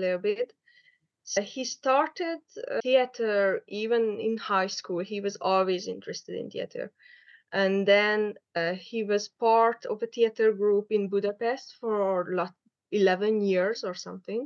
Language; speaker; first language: English; non-native, fluent; Hungarian